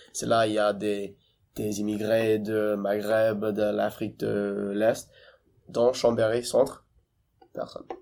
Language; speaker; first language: French; non-native, fluent; English